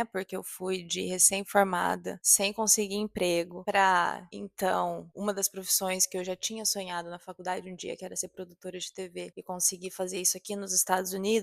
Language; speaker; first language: Portuguese; native; Portuguese